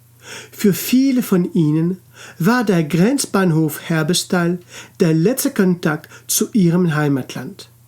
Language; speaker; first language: German; non-native, local second language; French